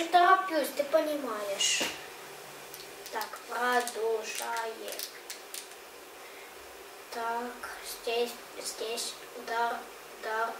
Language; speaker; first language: Russian; early bilingual, heritage; Russian